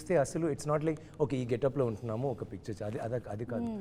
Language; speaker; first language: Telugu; non-native, learner; Tamil